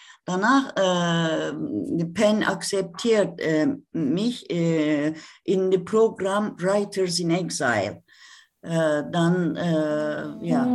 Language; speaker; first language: German; non-native, learner; Turkish